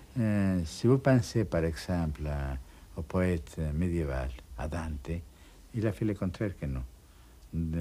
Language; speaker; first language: French; non-native, fluent; Spanish